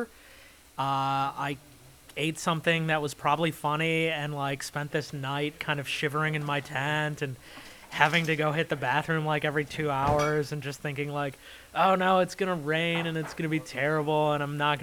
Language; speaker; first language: English; native; English